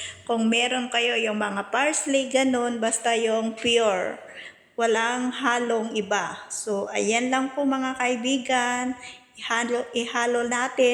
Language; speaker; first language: Filipino; non-native, local second language; Cebuano